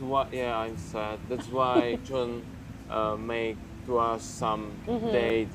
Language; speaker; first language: English; non-native, learner; Czech